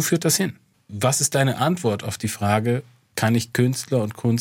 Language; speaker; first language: German; native; German